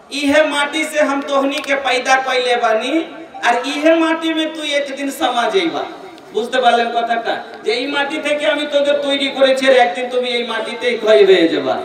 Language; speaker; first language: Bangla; non-native, local second language; Bhojpuri